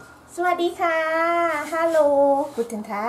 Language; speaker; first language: German; non-native, learner; Thai